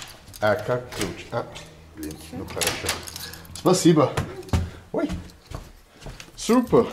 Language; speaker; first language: Russian; non-native, learner; English